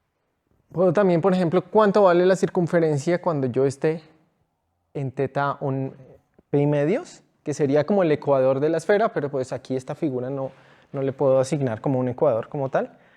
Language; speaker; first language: Spanish; native; Spanish